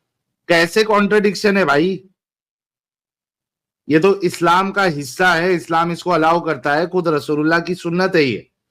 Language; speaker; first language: Hindi; native; Hindi